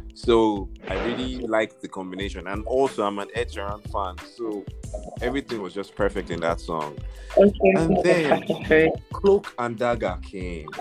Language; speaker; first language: English; non-native, local second language; Yoruba